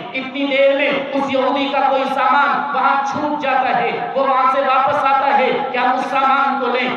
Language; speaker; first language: Urdu; native; Urdu